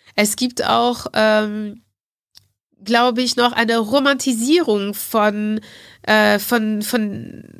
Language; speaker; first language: German; non-native, fluent; French